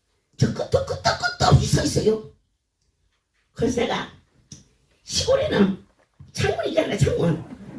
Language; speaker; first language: Korean; native; Korean